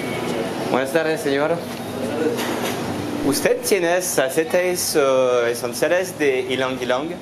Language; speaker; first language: Spanish; non-native, learner; French